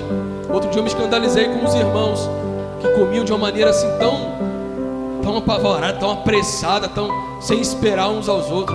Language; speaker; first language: Portuguese; native; Portuguese